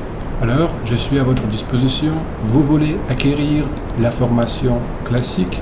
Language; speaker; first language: French; non-native, fluent; Russian